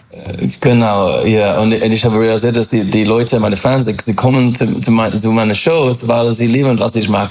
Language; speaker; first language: German; non-native, learner; English